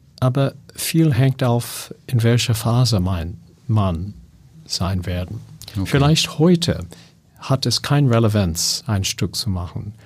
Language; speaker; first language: German; non-native, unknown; English